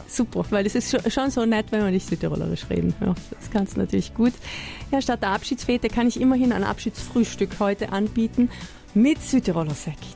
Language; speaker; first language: German; native; German